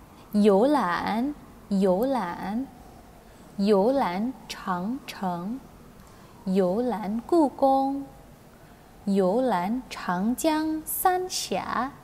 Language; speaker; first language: Chinese; non-native, fluent; Indonesian